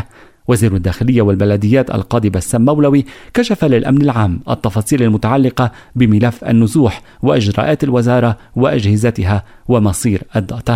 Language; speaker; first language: Arabic; native; Arabic